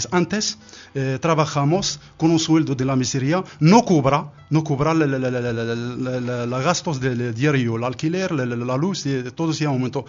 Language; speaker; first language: Spanish; non-native, learner; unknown